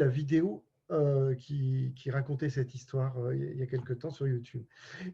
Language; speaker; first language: French; native; French